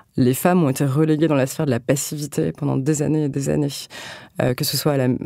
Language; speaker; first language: French; native; French